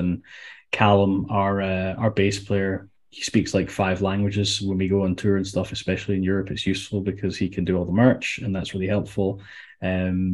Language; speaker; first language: English; native; English